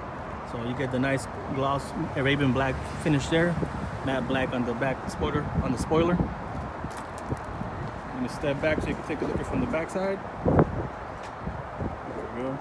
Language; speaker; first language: English; native; English